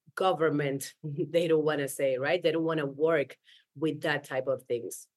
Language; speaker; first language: English; non-native, fluent; Spanish